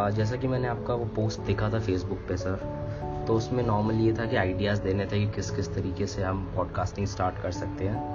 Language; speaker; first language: Hindi; native; Hindi